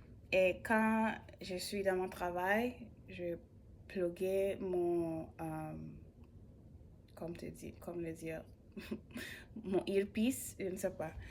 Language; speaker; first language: French; non-native, learner; English